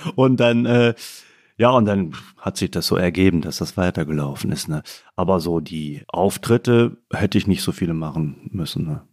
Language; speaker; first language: German; non-native, local second language; Limburgish